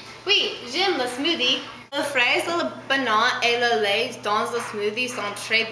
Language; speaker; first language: French; non-native, learner; English